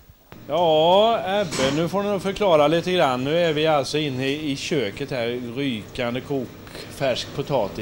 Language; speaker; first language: Swedish; native; Swedish